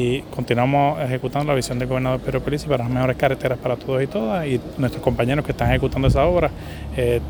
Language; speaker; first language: Spanish; native; Spanish